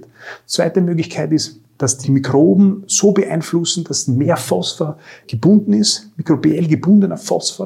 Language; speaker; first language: German; native; German